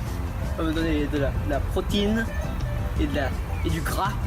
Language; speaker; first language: French; non-native, learner; English